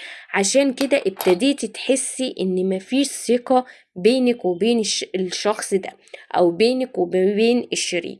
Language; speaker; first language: Arabic; native; Arabic